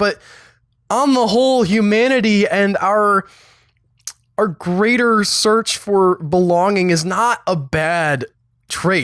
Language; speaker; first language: English; native; English